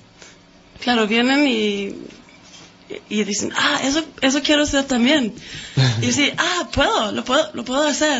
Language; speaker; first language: Spanish; non-native, fluent; Danish